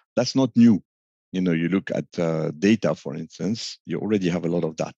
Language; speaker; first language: English; non-native, fluent; French